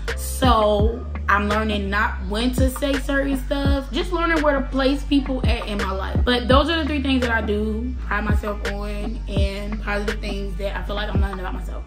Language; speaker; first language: English; native; English